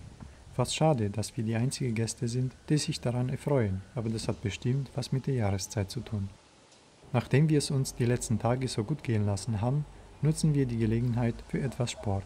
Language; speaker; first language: German; native; German